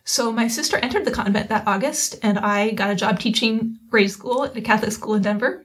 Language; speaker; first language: English; native; English